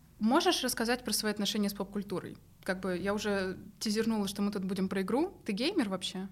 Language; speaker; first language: Russian; native; Russian